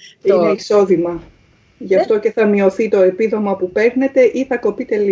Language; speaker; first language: Greek; native; Greek